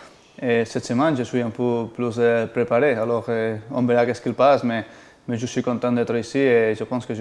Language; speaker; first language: French; non-native, fluent; Spanish